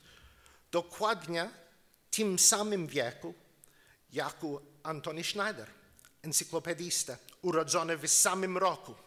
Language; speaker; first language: Polish; non-native, learner; English